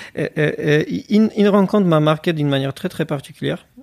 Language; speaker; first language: French; non-native, fluent; Polish